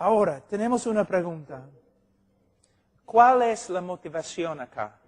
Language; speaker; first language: Spanish; non-native, fluent; English